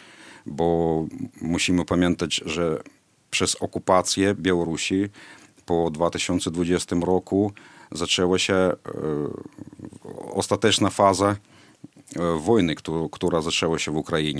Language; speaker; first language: Polish; non-native, fluent; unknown